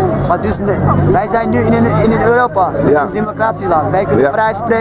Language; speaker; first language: Dutch; non-native, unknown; Uyghur